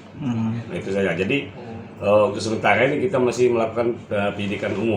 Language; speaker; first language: Indonesian; native; Indonesian